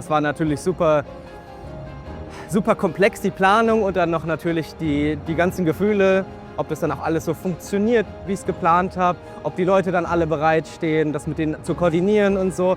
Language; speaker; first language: German; native; German